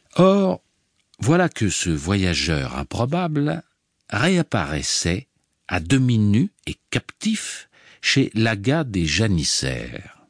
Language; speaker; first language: French; native; French